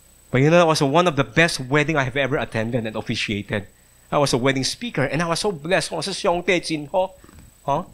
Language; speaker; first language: English; non-native, local second language; Min Nan Chinese